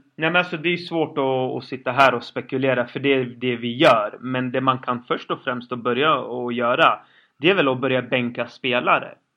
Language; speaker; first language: Swedish; early bilingual, other home language; Kurdish